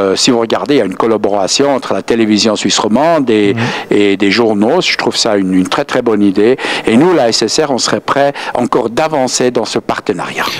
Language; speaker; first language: French; native; French